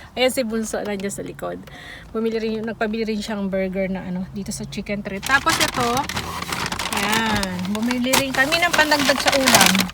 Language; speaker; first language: Filipino; native; Filipino